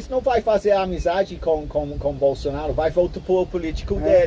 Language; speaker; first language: Portuguese; non-native, fluent; English